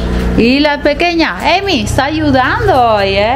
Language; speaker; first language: Spanish; non-native, fluent; Italian